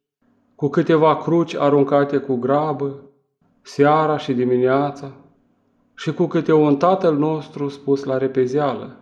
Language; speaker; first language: Romanian; native; Romanian